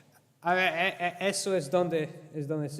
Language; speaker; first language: Spanish; non-native, learner; English